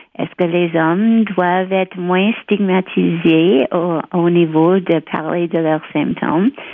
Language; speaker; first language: French; non-native, local second language; English